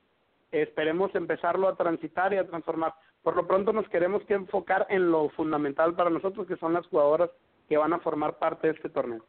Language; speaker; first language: Spanish; native; Spanish